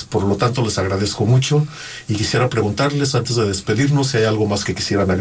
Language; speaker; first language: Spanish; native; Spanish